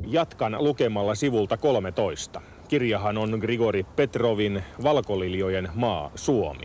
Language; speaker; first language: Finnish; native; Finnish